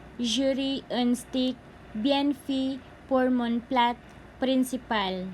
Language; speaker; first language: French; non-native, learner; Cebuano